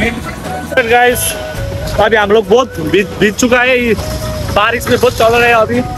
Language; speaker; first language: Hindi; non-native, learner; Nepali